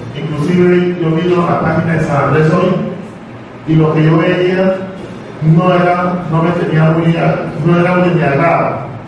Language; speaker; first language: Spanish; native; Spanish